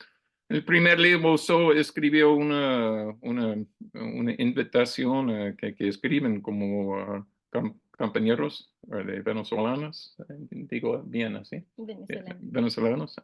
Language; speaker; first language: Spanish; non-native, learner; English